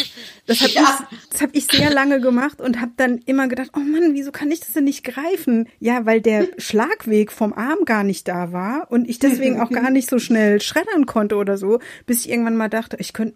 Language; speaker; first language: German; native; German